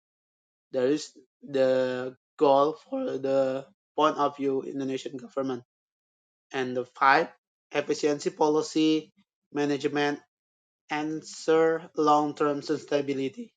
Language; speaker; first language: English; non-native, learner; Indonesian